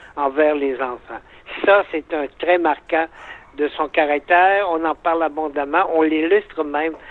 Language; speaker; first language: French; native; French